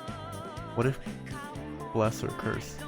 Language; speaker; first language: English; native; English